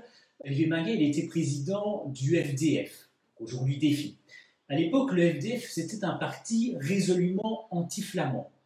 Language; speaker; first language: French; native; French